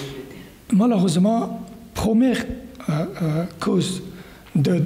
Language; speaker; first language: French; non-native, learner; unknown